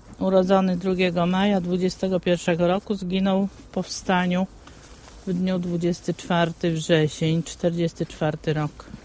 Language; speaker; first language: Polish; native; Polish